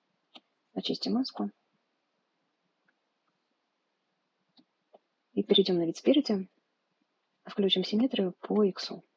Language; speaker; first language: Russian; native; Russian